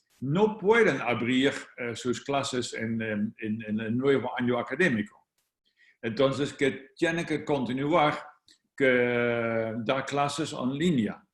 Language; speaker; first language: Spanish; non-native, fluent; Dutch